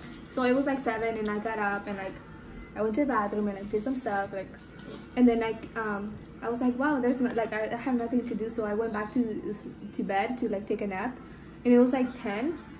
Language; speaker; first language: English; early bilingual, other home language; Spanish